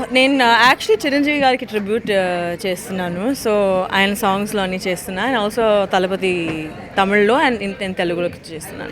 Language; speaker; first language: Telugu; non-native, local second language; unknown